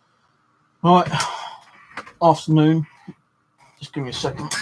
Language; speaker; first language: English; native; English